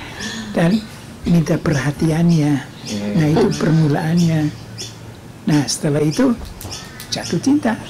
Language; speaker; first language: Indonesian; non-native, fluent; English